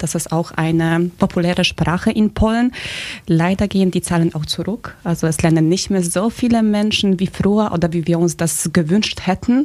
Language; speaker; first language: German; early bilingual, other home language; Polish